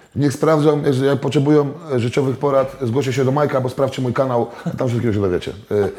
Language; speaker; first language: Polish; native; Polish